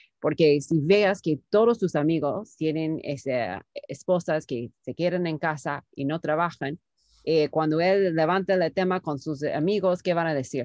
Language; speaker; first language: Spanish; non-native, fluent; English